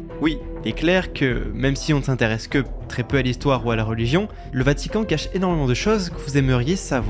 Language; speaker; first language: French; native; French